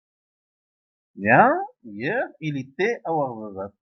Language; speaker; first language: French; non-native, local second language; Arabic